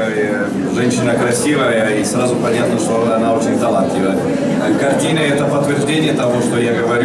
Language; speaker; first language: Russian; non-native, fluent; Italian